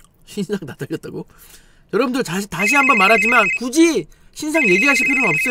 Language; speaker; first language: Korean; native; Korean